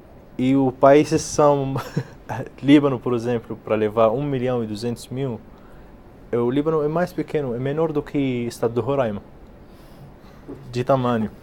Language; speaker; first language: Portuguese; non-native, fluent; Arabic